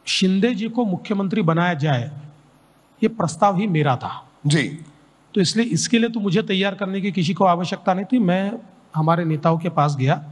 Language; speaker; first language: Hindi; non-native, local second language; Marathi